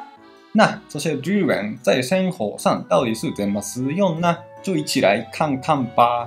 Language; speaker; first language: Chinese; non-native, fluent; Japanese